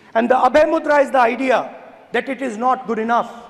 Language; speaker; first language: English; non-native, local second language; Hindi